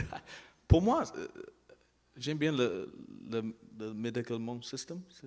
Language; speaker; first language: French; non-native, learner; English